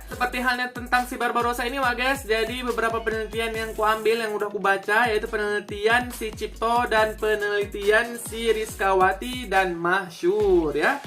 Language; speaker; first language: Indonesian; non-native, local second language; Achinese